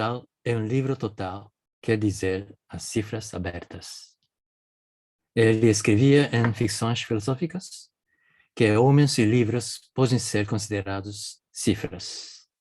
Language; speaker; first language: Portuguese; non-native, fluent; Japanese